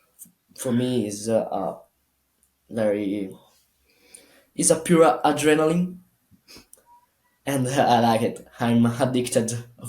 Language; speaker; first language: English; non-native, learner; Italian